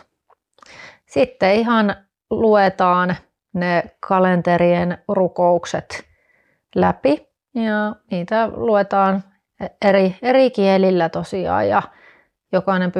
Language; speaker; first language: Finnish; native; Finnish